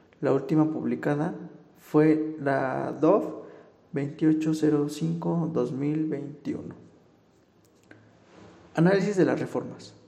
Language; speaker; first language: Spanish; native; Spanish